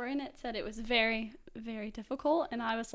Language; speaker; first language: English; native; English